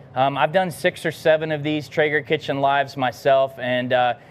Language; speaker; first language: English; native; English